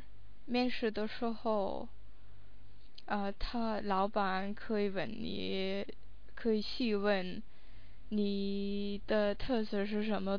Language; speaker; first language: Chinese; non-native, fluent; English